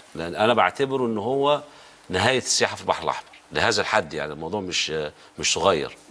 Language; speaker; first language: Arabic; native; Arabic